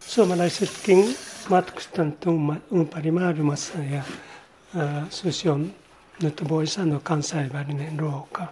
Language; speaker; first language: Finnish; non-native, learner; Japanese